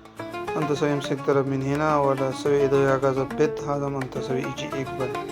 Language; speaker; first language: Arabic; non-native, learner; Urdu